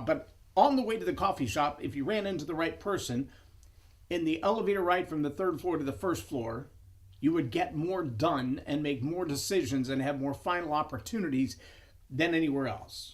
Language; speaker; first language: English; native; English